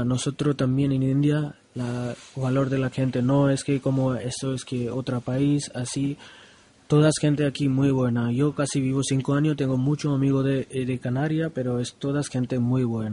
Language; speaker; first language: Spanish; non-native, learner; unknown